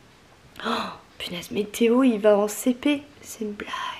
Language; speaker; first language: French; native; French